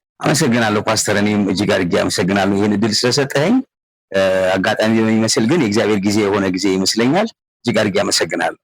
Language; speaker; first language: Amharic; non-native, local second language; Sebat Bet Gurage